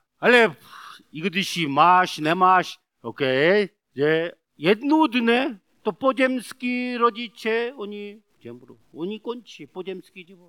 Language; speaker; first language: Czech; non-native, learner; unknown